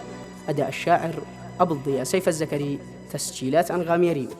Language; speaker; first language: Arabic; native; Arabic